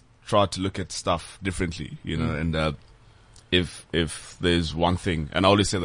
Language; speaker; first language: English; non-native, local second language; Zulu